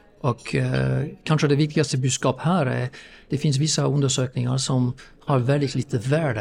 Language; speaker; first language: Swedish; non-native, fluent; English